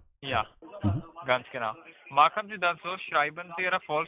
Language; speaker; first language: German; non-native, learner; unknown